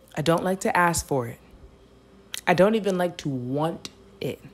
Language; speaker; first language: English; native; English